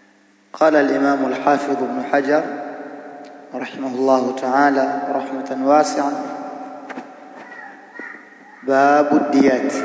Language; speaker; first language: Arabic; non-native, fluent; Swahili